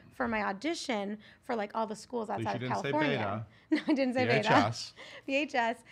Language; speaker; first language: English; native; English